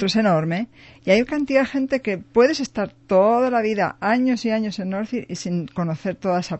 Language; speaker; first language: Spanish; native; Spanish